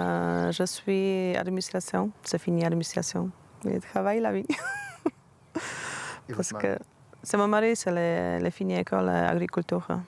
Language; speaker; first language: French; non-native, learner; Polish